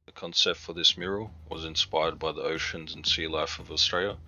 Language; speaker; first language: English; native; English